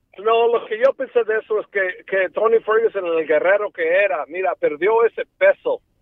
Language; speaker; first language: Spanish; early bilingual, heritage; Spanish